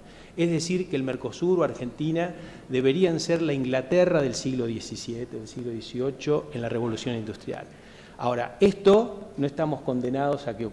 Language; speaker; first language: Spanish; native; Spanish